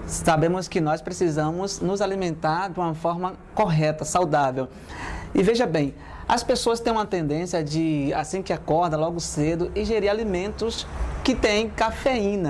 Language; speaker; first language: Portuguese; native; Portuguese